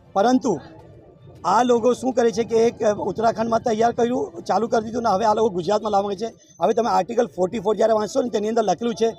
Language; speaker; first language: Gujarati; native; Gujarati